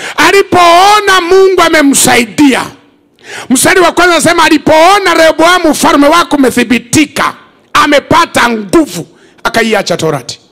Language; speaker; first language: Swahili; native; Swahili